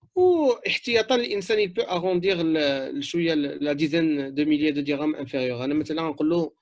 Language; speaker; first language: French; non-native, local second language; Arabic